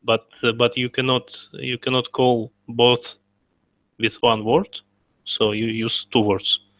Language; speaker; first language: English; non-native, learner; Russian